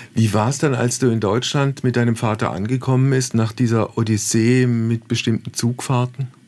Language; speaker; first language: German; native; German